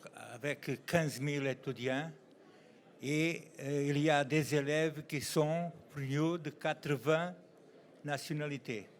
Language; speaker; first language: French; non-native, learner; Portuguese